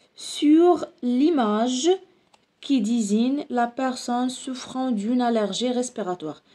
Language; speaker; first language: French; non-native, local second language; Arabic